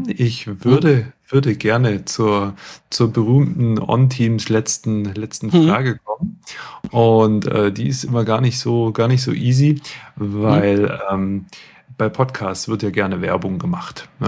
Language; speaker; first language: German; native; German